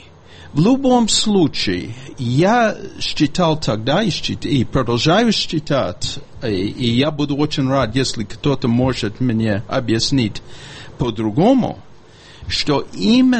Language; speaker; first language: Russian; non-native, fluent; English